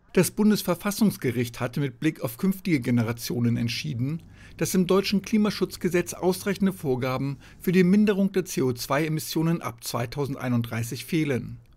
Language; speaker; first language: German; native; German